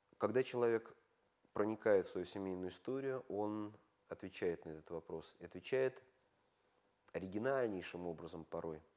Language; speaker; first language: Russian; native; Russian